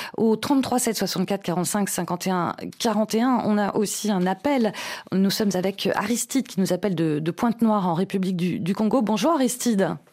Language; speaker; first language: French; native; French